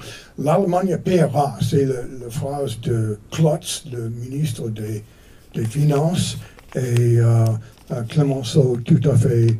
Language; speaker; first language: French; non-native, fluent; English